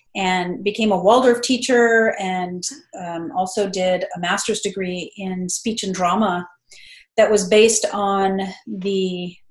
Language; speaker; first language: English; native; English